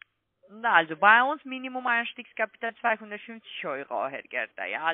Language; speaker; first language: German; non-native, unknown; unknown